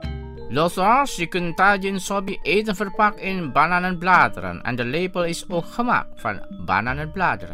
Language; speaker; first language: Dutch; non-native, fluent; Indonesian